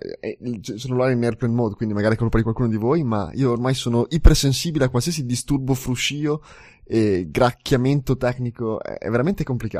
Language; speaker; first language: Italian; native; Italian